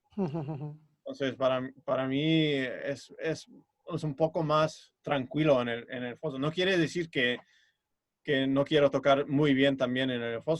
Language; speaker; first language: Spanish; non-native, fluent; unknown